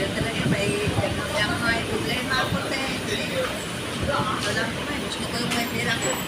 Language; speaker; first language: Filipino; non-native, local second language; Cebuano